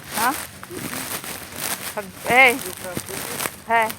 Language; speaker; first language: Arabic; non-native, learner; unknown